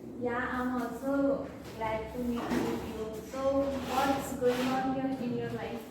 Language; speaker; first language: English; non-native, learner; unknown